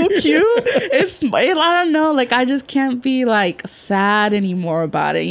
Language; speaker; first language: English; native; English